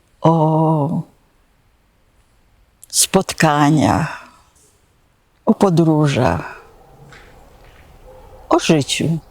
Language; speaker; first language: Polish; native; Polish